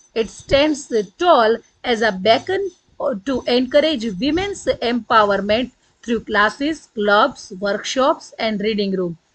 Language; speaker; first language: English; non-native, local second language; Gujarati